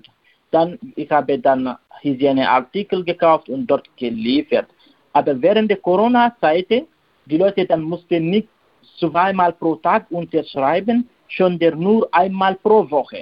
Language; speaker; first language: German; non-native, learner; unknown